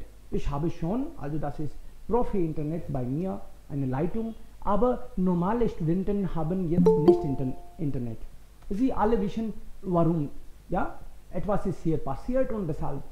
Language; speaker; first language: German; non-native, fluent; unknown